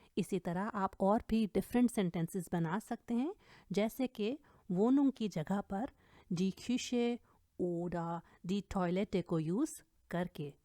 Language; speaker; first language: Urdu; native; Urdu